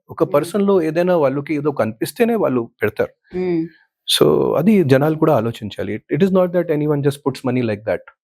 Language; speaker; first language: Telugu; non-native, fluent; Hindi